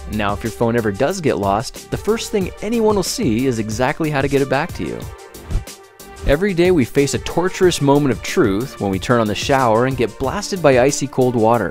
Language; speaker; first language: English; native; English